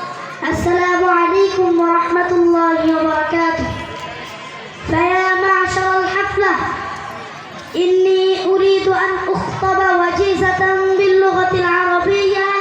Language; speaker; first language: Arabic; non-native, learner; Bangla